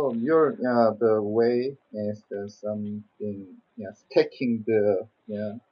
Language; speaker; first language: English; non-native, learner; Korean